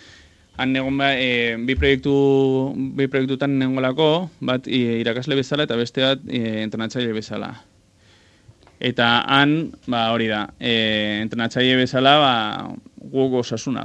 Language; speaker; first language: Basque; non-native, local second language; Spanish